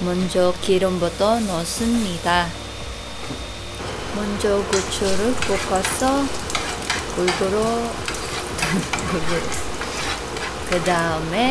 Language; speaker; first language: Korean; non-native, learner; Cebuano